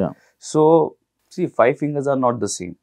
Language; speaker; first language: Telugu; non-native, local second language; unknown